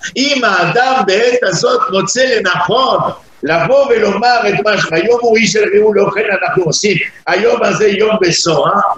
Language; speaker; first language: Hebrew; non-native, fluent; French